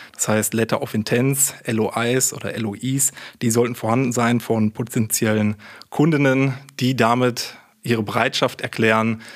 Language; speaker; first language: German; native; German